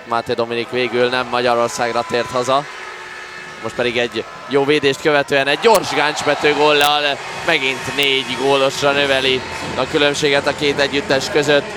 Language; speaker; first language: Hungarian; native; Hungarian